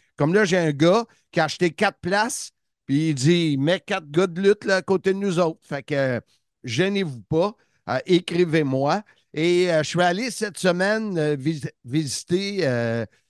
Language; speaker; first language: French; native; French